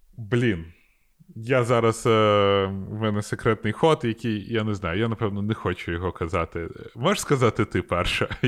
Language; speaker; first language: Ukrainian; non-native, local second language; Russian